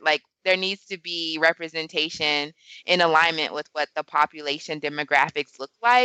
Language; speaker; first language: English; native; English